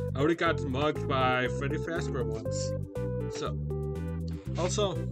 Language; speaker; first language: English; early bilingual, other home language; Spanish